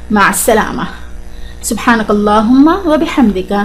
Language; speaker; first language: Arabic; non-native, fluent; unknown